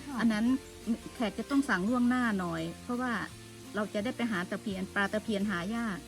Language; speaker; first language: Thai; native; Thai